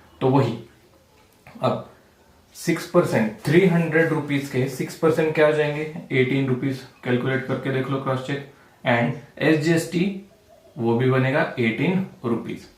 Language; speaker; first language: Hindi; non-native, local second language; Marathi